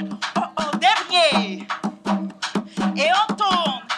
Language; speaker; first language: French; non-native, local second language; Haitian Creole